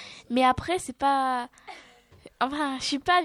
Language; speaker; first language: French; native; French